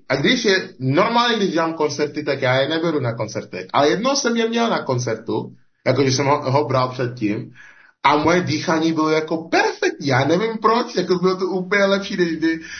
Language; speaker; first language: Czech; early bilingual, heritage; Czech